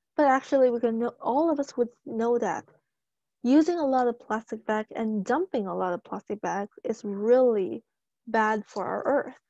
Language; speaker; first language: English; non-native, local second language; Chinese